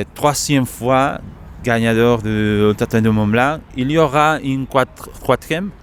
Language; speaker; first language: French; non-native, learner; Spanish